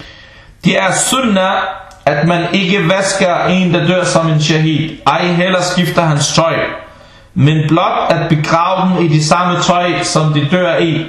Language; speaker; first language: Danish; early bilingual, other home language; Arabic